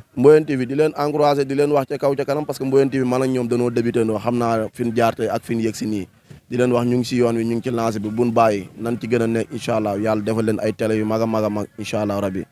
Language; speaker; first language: Wolof; native; Wolof